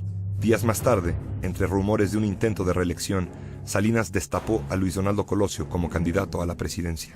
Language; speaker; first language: Spanish; native; Spanish